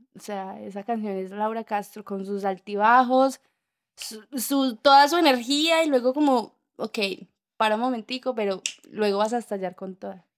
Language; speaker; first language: Spanish; native; Spanish